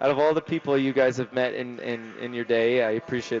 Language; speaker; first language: English; native; English